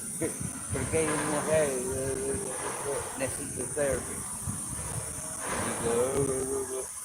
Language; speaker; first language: Spanish; non-native, learner; English